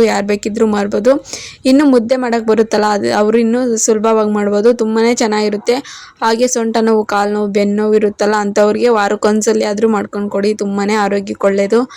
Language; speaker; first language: Kannada; non-native, local second language; Telugu